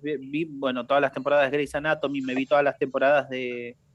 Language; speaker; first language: Spanish; native; Spanish